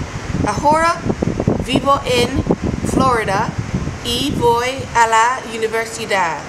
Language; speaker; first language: Spanish; non-native, learner; English